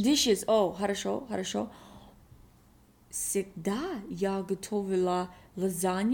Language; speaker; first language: Russian; non-native, learner; English